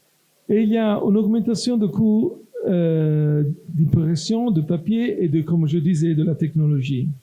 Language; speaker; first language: French; non-native, local second language; Italian